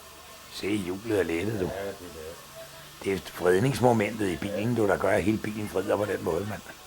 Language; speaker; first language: Danish; native; Danish